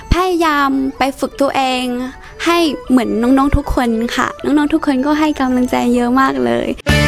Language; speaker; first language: Thai; non-native, fluent; Chinese